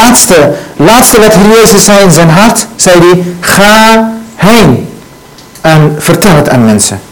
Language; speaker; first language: Dutch; non-native, learner; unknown